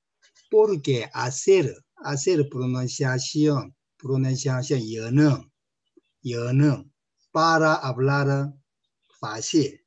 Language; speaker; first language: Spanish; non-native, learner; Korean